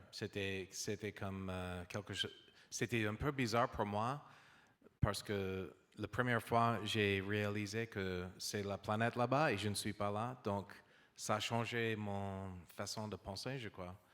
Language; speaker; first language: French; non-native, learner; English